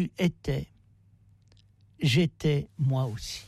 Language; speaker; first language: French; native; French